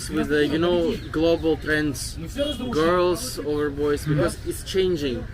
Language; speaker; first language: English; non-native, learner; Russian